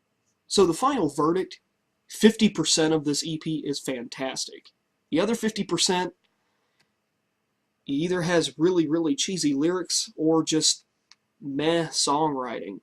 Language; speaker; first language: English; native; English